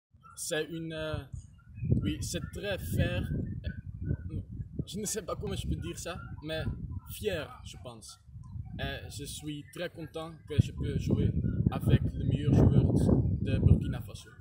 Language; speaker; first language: French; non-native, learner; Dutch